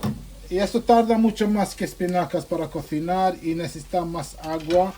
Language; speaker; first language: Spanish; non-native, fluent; Bangla